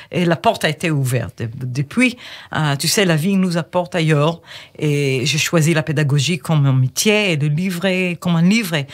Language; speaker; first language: French; non-native, fluent; Hebrew